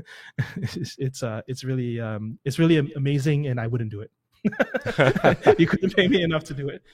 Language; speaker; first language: English; native; English